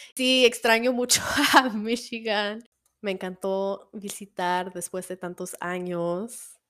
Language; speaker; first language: Spanish; early bilingual, heritage; Spanish